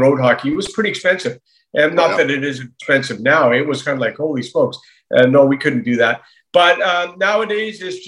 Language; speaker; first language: English; native; English